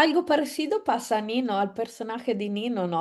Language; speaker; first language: Spanish; non-native, fluent; Italian